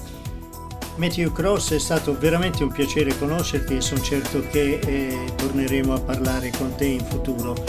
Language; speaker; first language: Italian; native; Italian